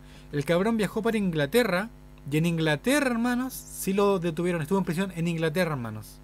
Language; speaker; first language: Spanish; native; Spanish